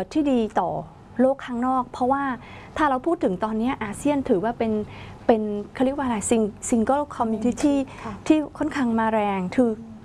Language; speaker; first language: Thai; non-native, fluent; Khmer